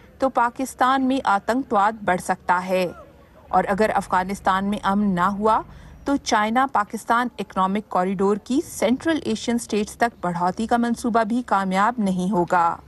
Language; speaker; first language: Urdu; native; Urdu